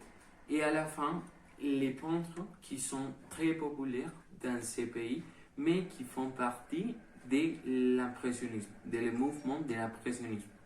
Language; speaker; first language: French; non-native, learner; Spanish